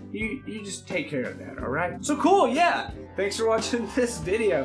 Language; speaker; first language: English; native; English